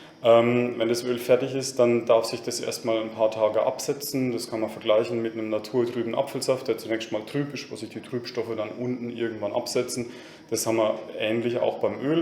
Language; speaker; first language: German; native; German